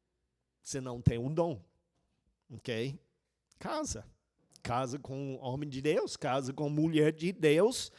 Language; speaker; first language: Portuguese; non-native, fluent; English